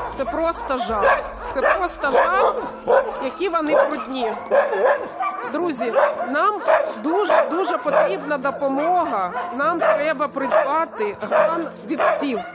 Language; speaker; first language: Ukrainian; non-native, local second language; Russian